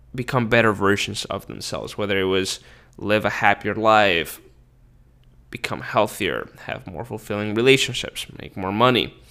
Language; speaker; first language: English; early bilingual, other home language; Spanish